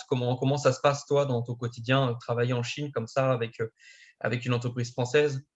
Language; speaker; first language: French; native; French